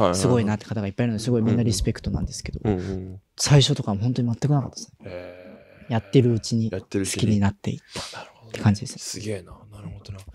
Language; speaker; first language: Japanese; native; Japanese